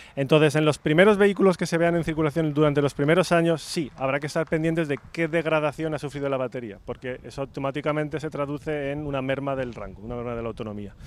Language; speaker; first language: Spanish; native; Spanish